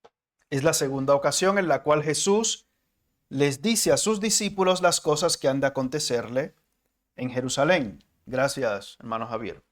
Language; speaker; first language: Spanish; native; Spanish